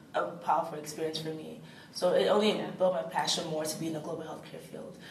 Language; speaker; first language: English; native; English